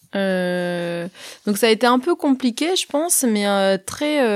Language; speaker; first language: French; early bilingual, other home language; Arabic